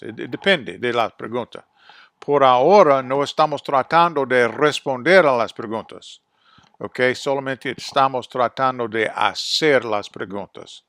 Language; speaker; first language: Spanish; non-native, fluent; English